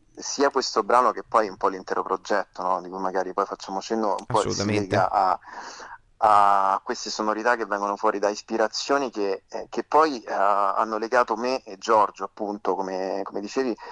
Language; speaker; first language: Italian; native; Italian